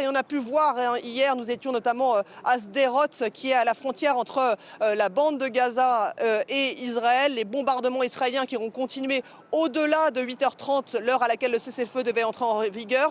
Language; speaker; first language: French; native; French